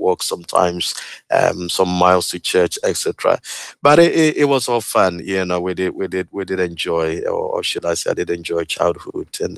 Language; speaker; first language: English; non-native, local second language; Akan